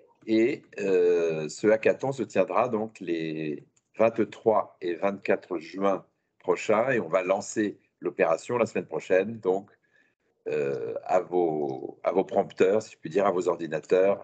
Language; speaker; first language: French; native; French